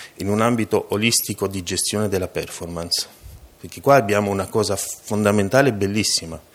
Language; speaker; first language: Italian; non-native, fluent; French